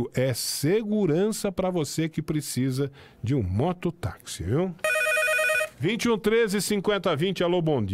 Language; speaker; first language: Portuguese; native; Portuguese